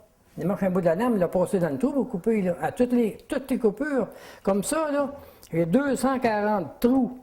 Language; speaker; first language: French; native; French